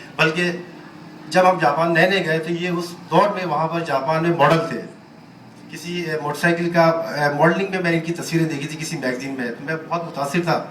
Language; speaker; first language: Urdu; native; Urdu